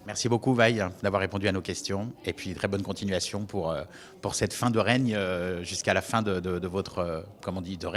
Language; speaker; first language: French; native; French